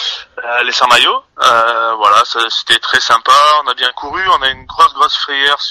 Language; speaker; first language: French; native; French